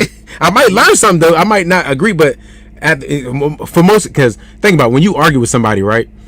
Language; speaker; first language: English; native; English